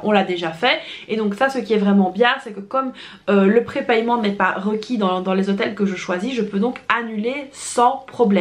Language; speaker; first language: French; native; French